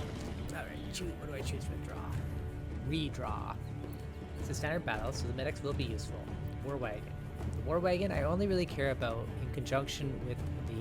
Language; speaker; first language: English; native; English